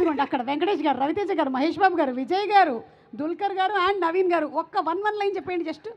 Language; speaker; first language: Telugu; native; Telugu